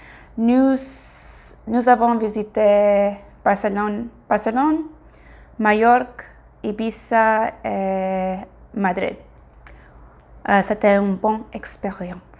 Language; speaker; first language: French; non-native, learner; English